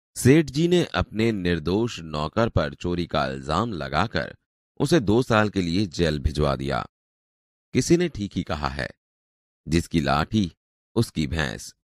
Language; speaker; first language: Hindi; non-native, local second language; Gujarati